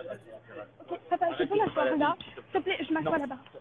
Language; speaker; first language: French; native; French